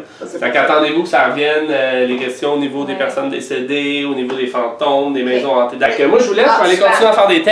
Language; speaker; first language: French; native; French